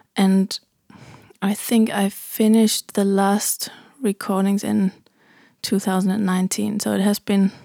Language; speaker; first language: English; non-native, fluent; German